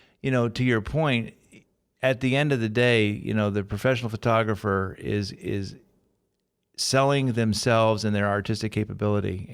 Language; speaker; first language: English; native; English